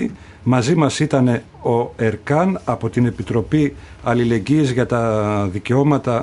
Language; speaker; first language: Greek; native; Greek